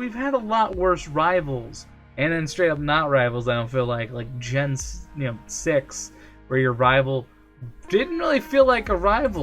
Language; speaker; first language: English; native; English